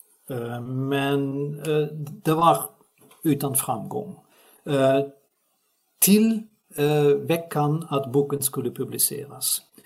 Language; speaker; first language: Swedish; non-native, fluent; Dutch